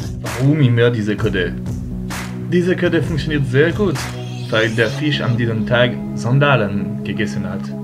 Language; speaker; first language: German; non-native, learner; French